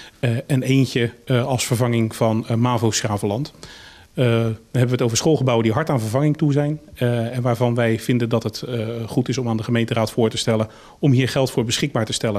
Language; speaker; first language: Dutch; native; Dutch